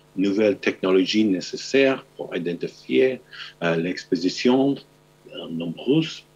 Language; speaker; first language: French; non-native, learner; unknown